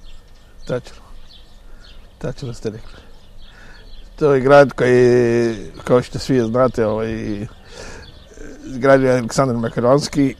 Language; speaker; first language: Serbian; non-native, fluent; Arabic